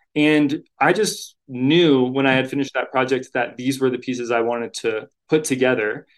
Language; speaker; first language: English; native; English